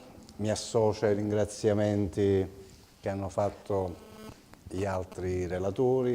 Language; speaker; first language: Italian; native; Italian